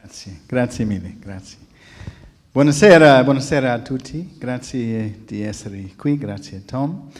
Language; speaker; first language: Italian; non-native, fluent; English